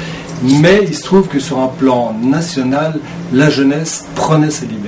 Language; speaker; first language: French; native; French